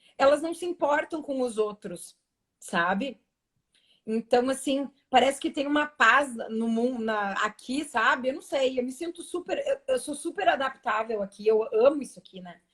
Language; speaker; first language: Portuguese; native; Portuguese